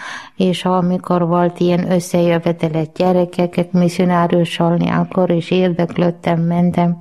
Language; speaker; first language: Hungarian; non-native, learner; Malayalam